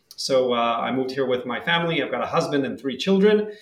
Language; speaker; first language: English; non-native, fluent; Hebrew